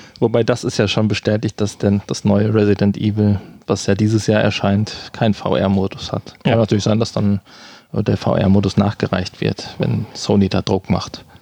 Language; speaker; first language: German; native; German